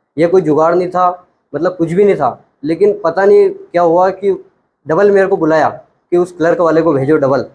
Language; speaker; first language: Hindi; native; Hindi